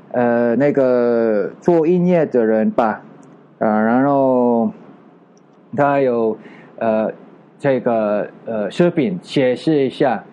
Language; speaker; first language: Chinese; non-native, learner; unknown